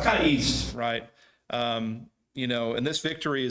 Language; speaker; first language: English; native; English